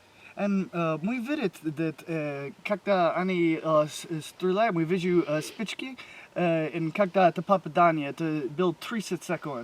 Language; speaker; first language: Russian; non-native, learner; English